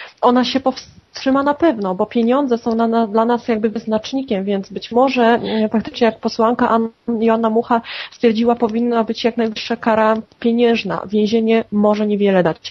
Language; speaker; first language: Polish; native; Polish